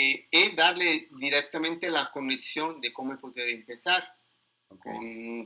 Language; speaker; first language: Spanish; non-native, learner; Italian